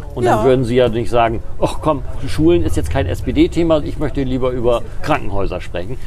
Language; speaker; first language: German; native; German